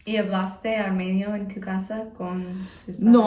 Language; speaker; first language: Spanish; non-native, fluent; English